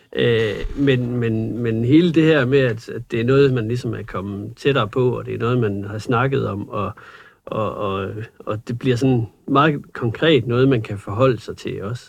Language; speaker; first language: Danish; native; Danish